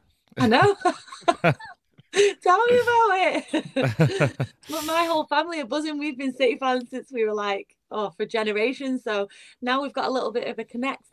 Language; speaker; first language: English; early bilingual, other home language; Bulgarian